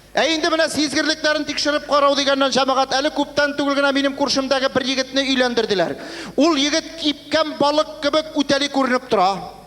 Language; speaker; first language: Tatar; native; Tatar